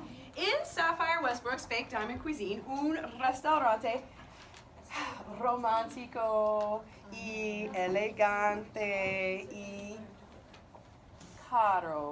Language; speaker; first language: Spanish; non-native, learner; English